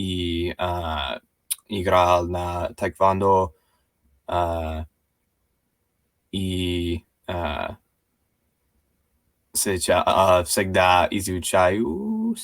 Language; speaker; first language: Russian; non-native, learner; English